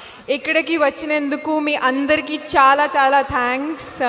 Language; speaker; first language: Telugu; non-native, local second language; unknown